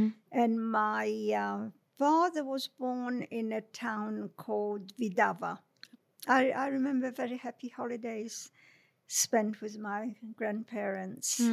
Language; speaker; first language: English; non-native, fluent; Polish